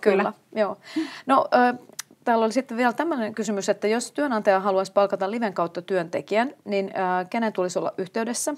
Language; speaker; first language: Finnish; native; Finnish